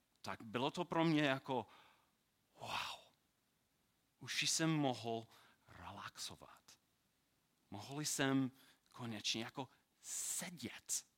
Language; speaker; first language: Czech; non-native, learner; English